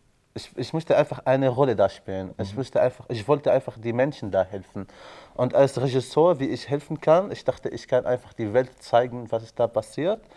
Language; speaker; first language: German; non-native, fluent; Arabic